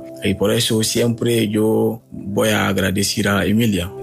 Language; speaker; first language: Spanish; non-native, learner; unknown